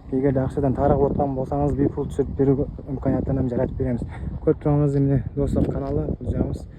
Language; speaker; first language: Uzbek; non-native, local second language; Kara-Kalpak